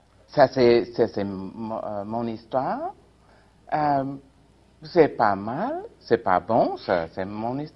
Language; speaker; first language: French; non-native, learner; English